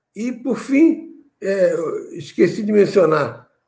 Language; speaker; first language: Portuguese; native; Portuguese